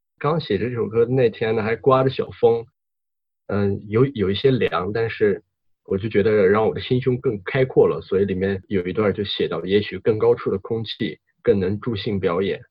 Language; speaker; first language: Chinese; native; Chinese